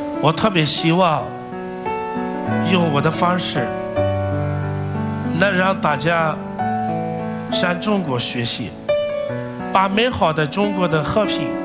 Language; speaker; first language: Chinese; non-native, fluent; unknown